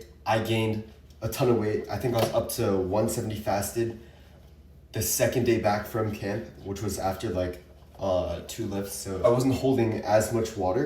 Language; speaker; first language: English; native; English